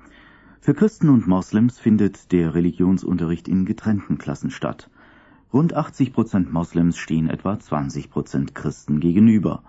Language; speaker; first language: German; native; German